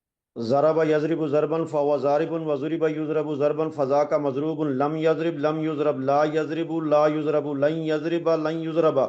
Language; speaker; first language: Arabic; non-native, learner; Urdu